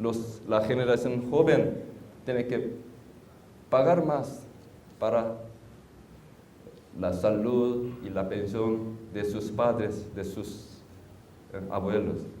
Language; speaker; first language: Spanish; non-native, fluent; Korean